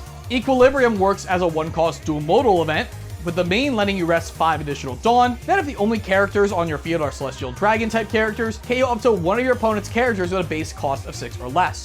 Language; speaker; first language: English; native; English